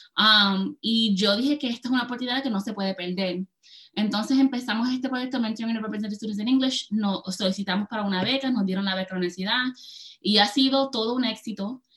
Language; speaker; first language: Spanish; early bilingual, heritage; Spanish